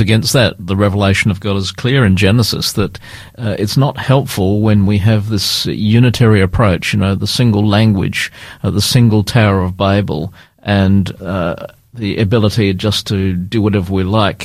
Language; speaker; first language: English; native; English